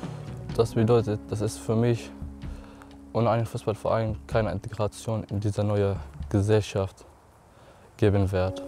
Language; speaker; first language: German; non-native, learner; Arabic